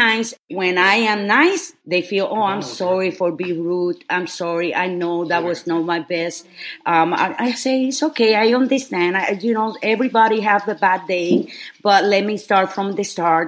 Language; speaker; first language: English; non-native, fluent; Spanish